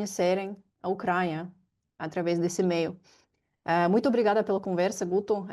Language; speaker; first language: Portuguese; non-native, fluent; Ukrainian